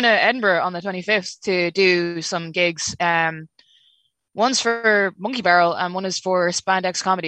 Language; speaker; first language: English; native; English